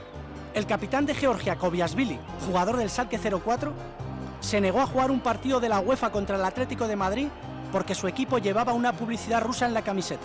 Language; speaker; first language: Spanish; native; Spanish